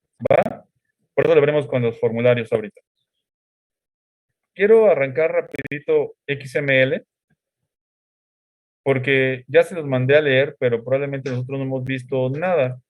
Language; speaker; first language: Spanish; native; Spanish